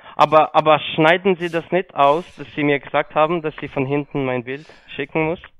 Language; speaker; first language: German; non-native, fluent; Polish